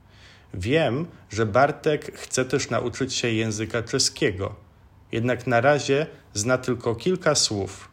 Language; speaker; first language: Polish; non-native, fluent; Czech